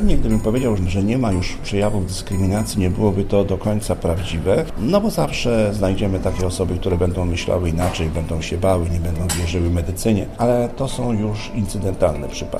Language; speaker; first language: Polish; native; Polish